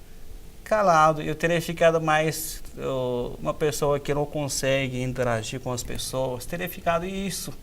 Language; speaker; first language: Portuguese; non-native, fluent; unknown